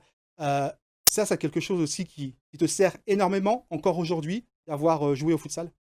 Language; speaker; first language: French; native; French